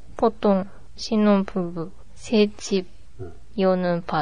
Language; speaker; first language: Korean; non-native, learner; Japanese